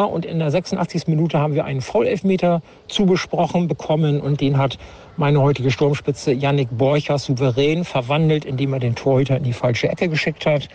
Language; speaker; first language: German; native; German